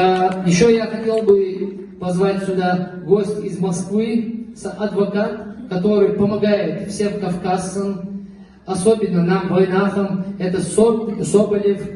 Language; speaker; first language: Russian; non-native, local second language; Chechen